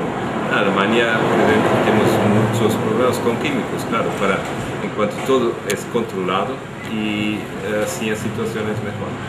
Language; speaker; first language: Spanish; non-native, fluent; German